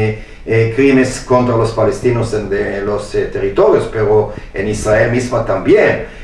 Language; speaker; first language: Spanish; non-native, fluent; Hebrew